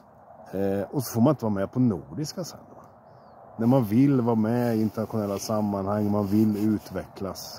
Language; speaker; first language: Swedish; native; Swedish